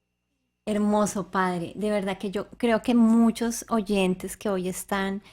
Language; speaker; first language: Spanish; native; Spanish